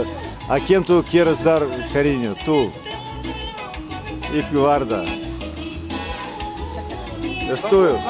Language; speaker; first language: Spanish; non-native, learner; Russian